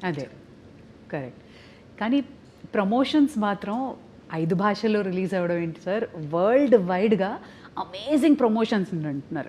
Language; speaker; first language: Telugu; native; Telugu